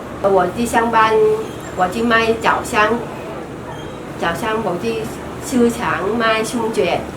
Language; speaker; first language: Chinese; non-native, learner; Vietnamese